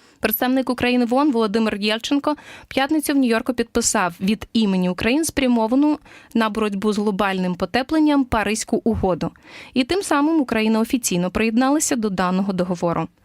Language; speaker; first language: Ukrainian; native; Ukrainian